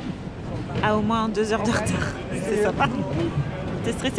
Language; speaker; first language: French; native; French